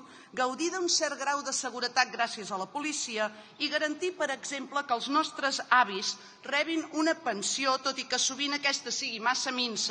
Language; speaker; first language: Catalan; native; Catalan